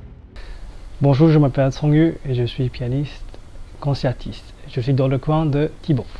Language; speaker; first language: French; non-native, fluent; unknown